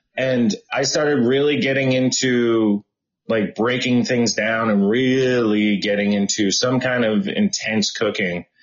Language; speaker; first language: English; native; English